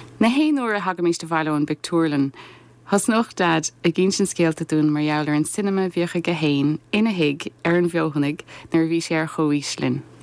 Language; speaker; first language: Irish; native; Irish